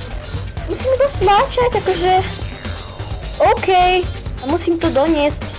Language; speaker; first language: Slovak; non-native, learner; Ukrainian